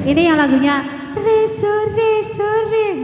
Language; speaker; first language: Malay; non-native, local second language; Javanese